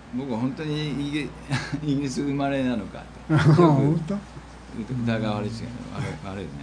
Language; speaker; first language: Japanese; non-native, fluent; English